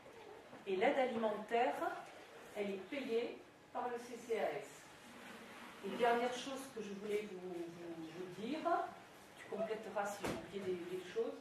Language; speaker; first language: French; native; French